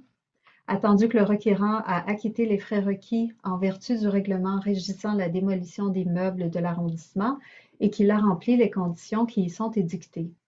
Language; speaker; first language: French; native; French